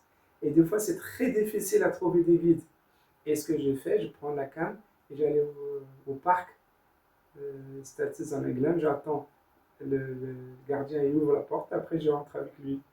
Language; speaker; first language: French; non-native, learner; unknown